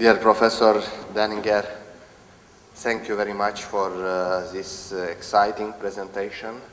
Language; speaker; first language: English; non-native, fluent; Romanian